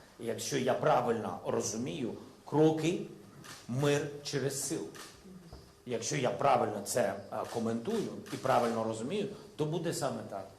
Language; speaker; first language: Ukrainian; non-native, local second language; Russian